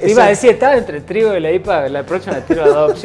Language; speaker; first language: Spanish; native; Spanish